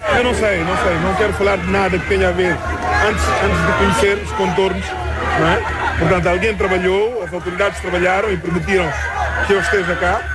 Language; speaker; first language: Portuguese; non-native, local second language; Upper Guinea Crioulo